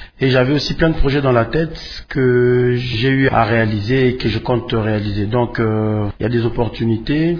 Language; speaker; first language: French; non-native, local second language; Lingala